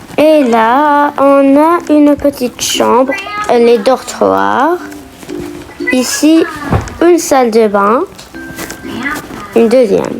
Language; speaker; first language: French; native; French